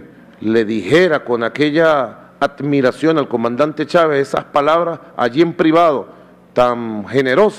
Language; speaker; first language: Spanish; native; Spanish